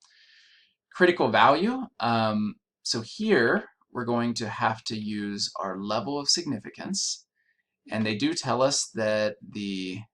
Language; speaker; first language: English; native; English